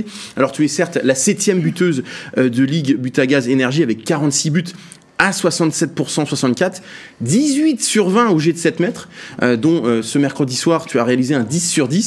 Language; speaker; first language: French; native; French